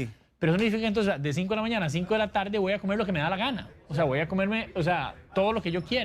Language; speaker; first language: Spanish; native; Spanish